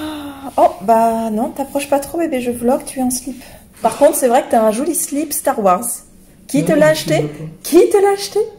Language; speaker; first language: French; native; French